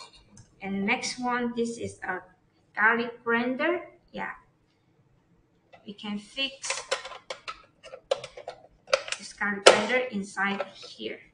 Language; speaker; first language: English; non-native, learner; Chinese